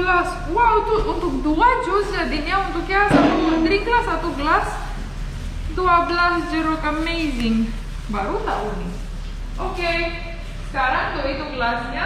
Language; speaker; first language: Indonesian; non-native, fluent; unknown